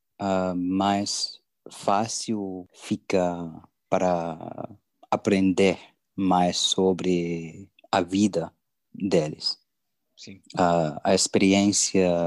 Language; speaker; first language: Portuguese; non-native, learner; English